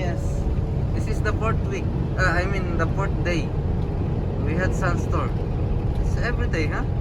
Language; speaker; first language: English; non-native, learner; Filipino